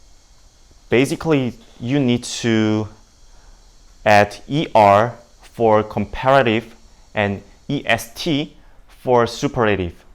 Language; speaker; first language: English; non-native, learner; Indonesian